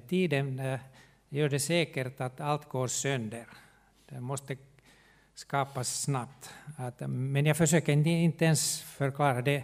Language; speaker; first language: Swedish; non-native, local second language; Finnish